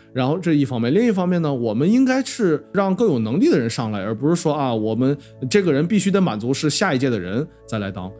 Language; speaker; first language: Chinese; native; Chinese